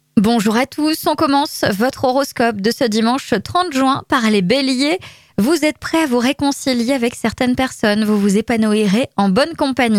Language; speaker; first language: French; native; French